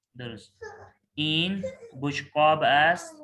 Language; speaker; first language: Persian; non-native, fluent; Urdu